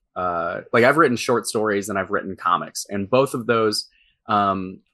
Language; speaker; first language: English; native; English